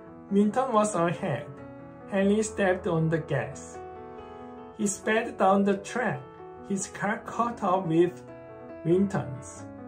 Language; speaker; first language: English; non-native, fluent; Korean